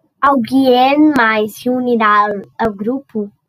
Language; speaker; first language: Portuguese; non-native, learner; Spanish